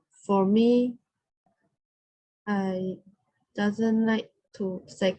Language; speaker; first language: English; non-native, learner; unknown